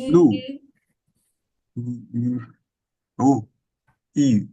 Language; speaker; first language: Chinese; non-native, learner; Indonesian